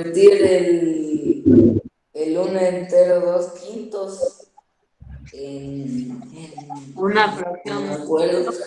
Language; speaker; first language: Spanish; native; Spanish